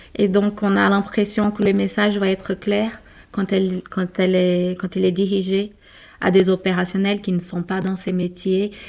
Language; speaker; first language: French; non-native, fluent; Portuguese